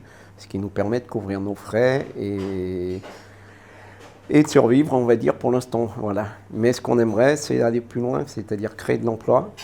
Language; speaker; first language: French; native; French